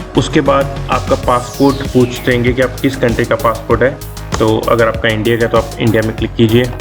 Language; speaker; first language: Hindi; non-native, local second language; Punjabi